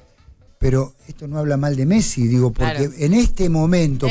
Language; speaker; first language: Spanish; native; Spanish